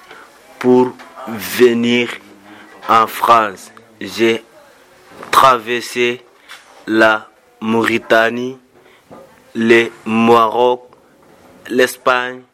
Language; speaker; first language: French; non-native, learner; Soninke